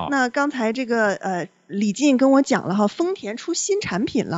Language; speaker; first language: Chinese; native; Chinese